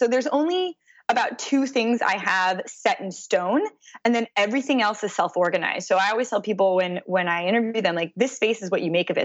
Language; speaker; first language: English; native; English